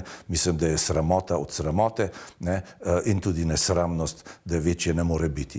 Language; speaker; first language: Slovenian; native; Slovenian